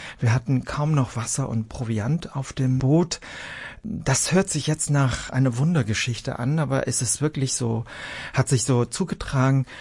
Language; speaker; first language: German; early bilingual, other home language; Vietnamese